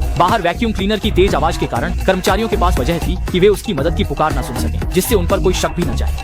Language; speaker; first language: Hindi; native; Hindi